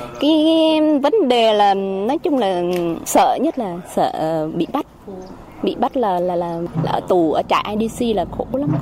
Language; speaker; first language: Vietnamese; non-native, local second language; Jarai